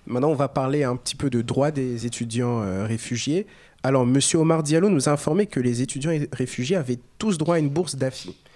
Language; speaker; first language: French; native; French